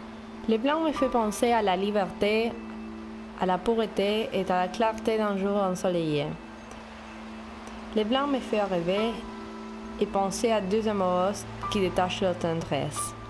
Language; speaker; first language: French; non-native, fluent; Spanish